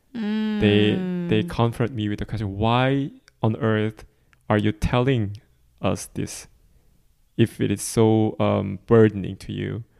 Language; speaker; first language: English; non-native, fluent; Korean